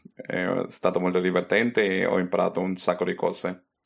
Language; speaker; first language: Italian; non-native, learner; Spanish